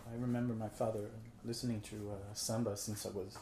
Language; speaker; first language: English; non-native, fluent; Portuguese